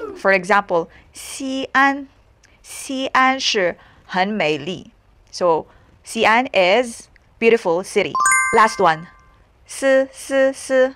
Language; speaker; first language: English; non-native, local second language; Filipino